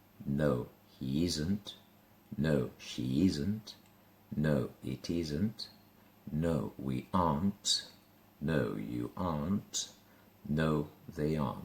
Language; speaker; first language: English; non-native, fluent; Spanish